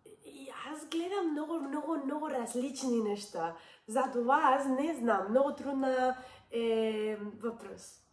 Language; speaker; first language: Bulgarian; non-native, learner; Spanish